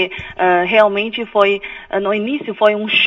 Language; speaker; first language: Portuguese; non-native, fluent; Chinese